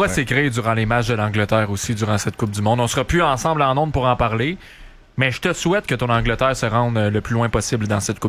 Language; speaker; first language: French; native; French